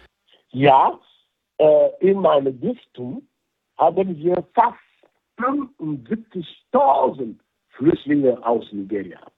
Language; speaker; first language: German; non-native, fluent; French